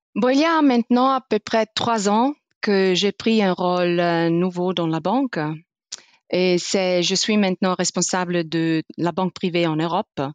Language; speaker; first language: French; non-native, fluent; Italian